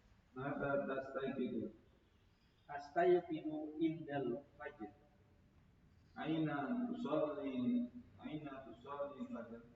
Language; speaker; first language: Arabic; non-native, learner; Indonesian